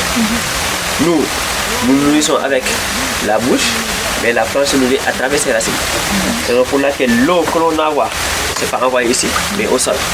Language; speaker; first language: French; non-native, local second language; Wolof